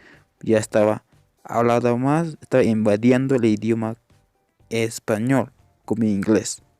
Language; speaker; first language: Spanish; non-native, local second language; Quechua